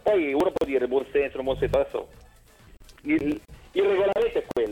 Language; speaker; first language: Italian; native; Italian